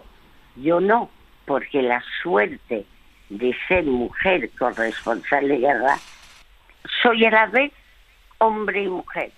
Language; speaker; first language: Spanish; early bilingual, other home language; French